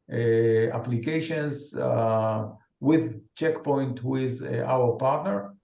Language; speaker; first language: English; non-native, fluent; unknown